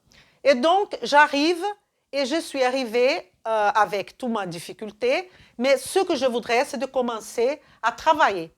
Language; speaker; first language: French; non-native, fluent; Portuguese